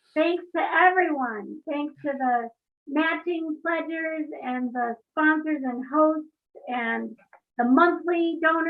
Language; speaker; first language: English; native; English